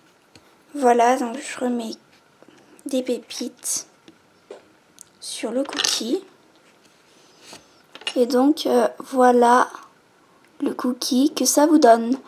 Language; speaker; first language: French; native; French